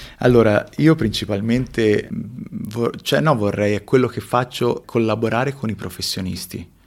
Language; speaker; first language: Italian; early bilingual, other home language; Spanish